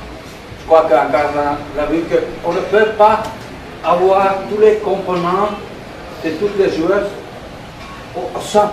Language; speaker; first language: French; non-native, learner; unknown